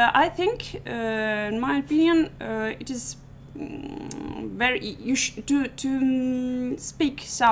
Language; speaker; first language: English; non-native, learner; Ukrainian